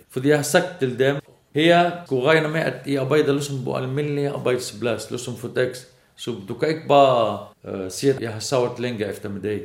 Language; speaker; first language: Danish; non-native, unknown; Arabic